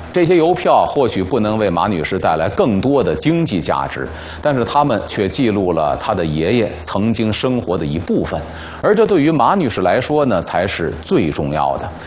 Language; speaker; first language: Chinese; native; Chinese